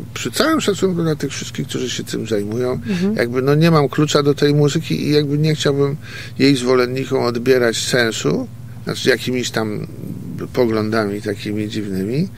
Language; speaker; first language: Polish; native; Polish